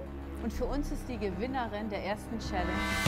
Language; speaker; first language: German; native; German